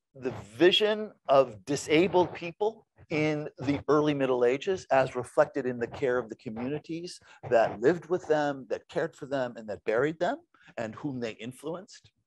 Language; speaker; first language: English; native; English